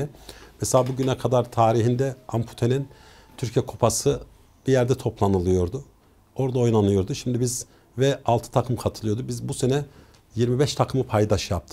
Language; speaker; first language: Turkish; native; Turkish